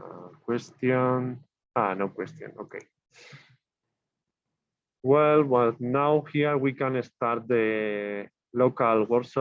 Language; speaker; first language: English; non-native, learner; Spanish